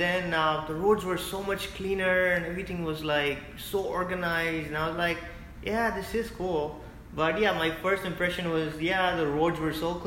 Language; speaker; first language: English; non-native, local second language; Hindi